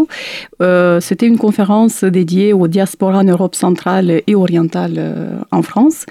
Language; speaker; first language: French; non-native, fluent; Romanian